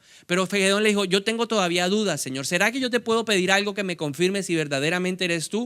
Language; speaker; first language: Spanish; native; Spanish